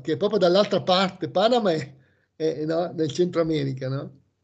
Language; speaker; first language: Italian; native; Italian